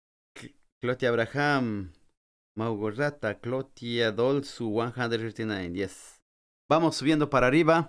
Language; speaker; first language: Spanish; native; Spanish